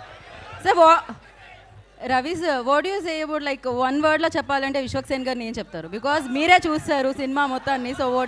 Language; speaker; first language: Telugu; native; Telugu